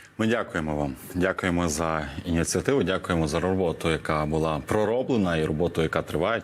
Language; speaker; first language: Ukrainian; native; Ukrainian